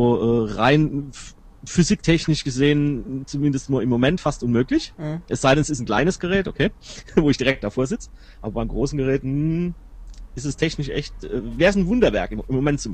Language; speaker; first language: German; native; German